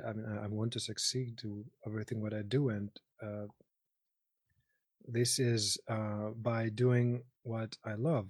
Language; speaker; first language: English; non-native, fluent; Greek